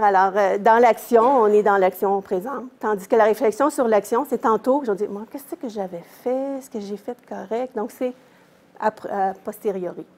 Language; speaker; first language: French; native; French